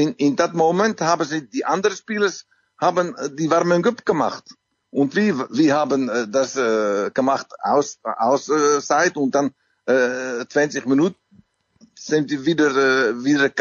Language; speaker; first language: German; non-native, learner; Dutch